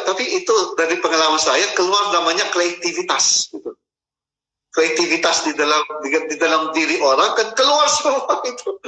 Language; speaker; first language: Indonesian; non-native, fluent; Filipino